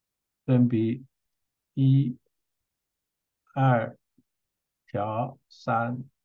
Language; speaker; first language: Chinese; native; Chinese